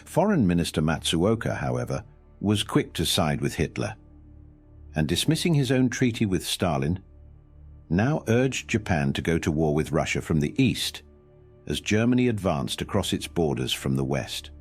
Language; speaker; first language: English; native; English